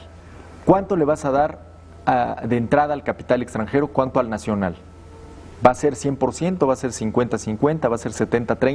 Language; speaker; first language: Spanish; native; Spanish